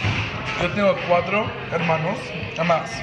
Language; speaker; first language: Spanish; early bilingual, heritage; Spanish